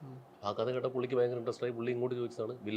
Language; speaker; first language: Malayalam; native; Malayalam